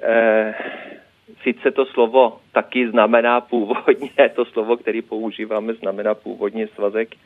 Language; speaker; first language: Czech; non-native, fluent; Norwegian